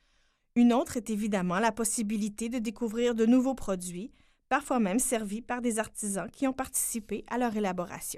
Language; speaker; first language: French; native; French